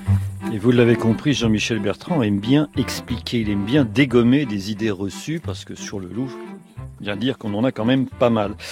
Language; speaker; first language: French; native; French